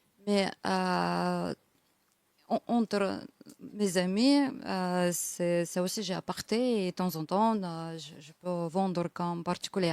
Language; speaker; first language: French; non-native, learner; Russian